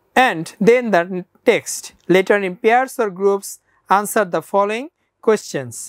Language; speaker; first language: English; non-native, local second language; Bangla